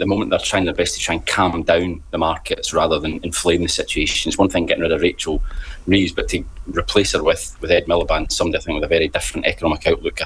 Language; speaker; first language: English; native; English